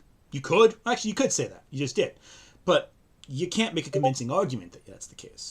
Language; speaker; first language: English; native; English